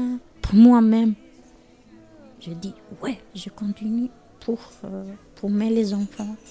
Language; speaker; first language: French; non-native, learner; Albanian